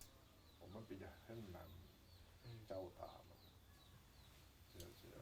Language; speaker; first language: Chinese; non-native, learner; Indonesian